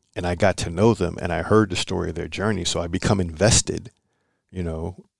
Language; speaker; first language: English; native; English